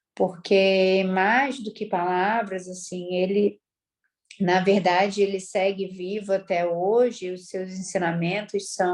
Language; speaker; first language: Portuguese; native; Portuguese